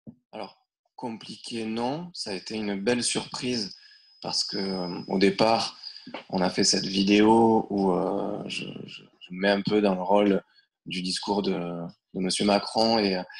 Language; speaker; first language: French; native; French